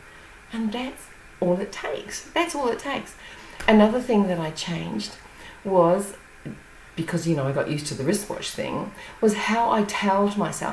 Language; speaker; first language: English; native; English